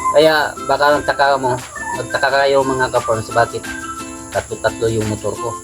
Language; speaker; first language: Filipino; non-native, fluent; Cebuano